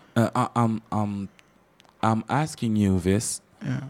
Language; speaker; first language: English; non-native, learner; French